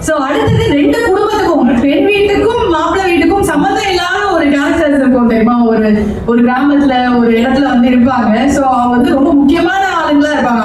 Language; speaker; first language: Tamil; native; Tamil